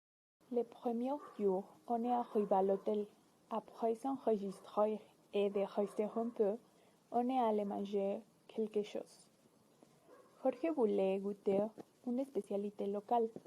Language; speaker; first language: French; non-native, learner; Spanish